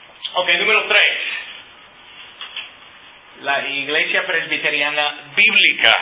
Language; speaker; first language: Spanish; non-native, fluent; English